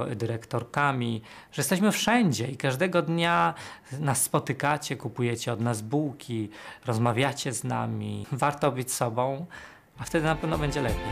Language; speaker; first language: Polish; native; Polish